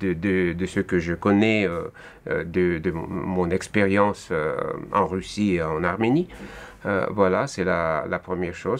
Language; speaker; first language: French; non-native, fluent; Russian